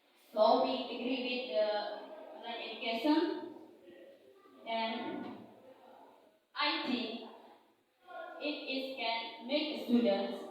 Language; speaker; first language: English; non-native, learner; Indonesian